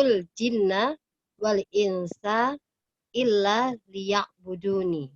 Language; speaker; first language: Arabic; non-native, learner; Indonesian